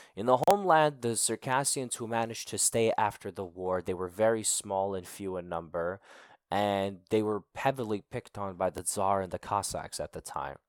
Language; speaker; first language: English; native; English